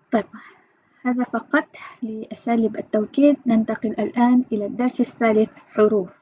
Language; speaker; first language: Arabic; non-native, fluent; Malay